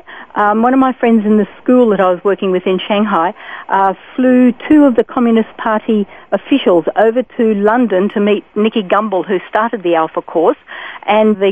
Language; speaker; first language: English; native; English